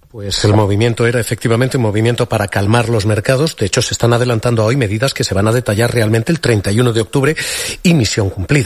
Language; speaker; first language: Spanish; native; Spanish